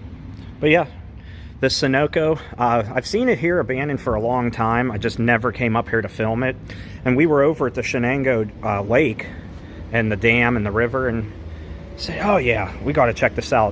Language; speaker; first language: English; native; English